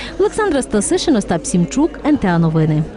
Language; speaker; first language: Ukrainian; native; Ukrainian